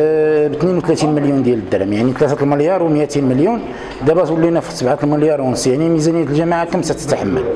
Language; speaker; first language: Arabic; native; Arabic